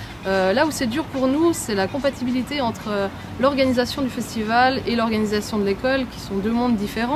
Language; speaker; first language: French; native; French